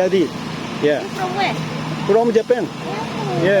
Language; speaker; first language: English; non-native, learner; Japanese